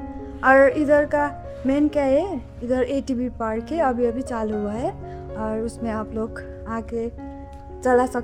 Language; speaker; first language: Hindi; non-native, local second language; Nepali